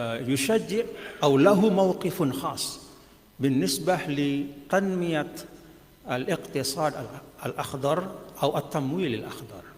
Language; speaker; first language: Arabic; non-native, fluent; Indonesian